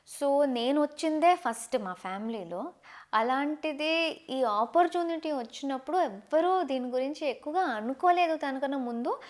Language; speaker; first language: Telugu; non-native, local second language; Tamil